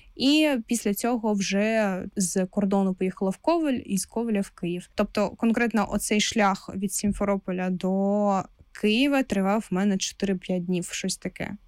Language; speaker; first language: Ukrainian; non-native, local second language; Russian